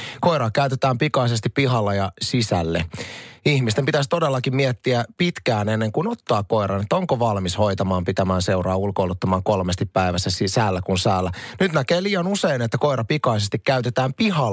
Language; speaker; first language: Finnish; native; Finnish